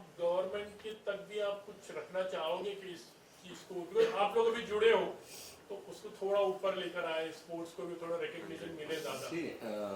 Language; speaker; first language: Hindi; native; Hindi